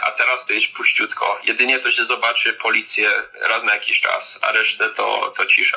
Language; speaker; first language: Polish; early bilingual, heritage; Polish